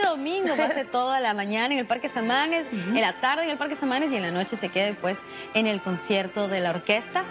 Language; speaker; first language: Spanish; native; Spanish